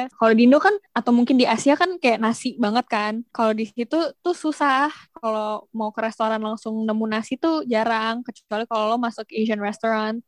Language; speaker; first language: Indonesian; native; Indonesian